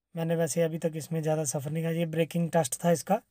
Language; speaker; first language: Hindi; native; Hindi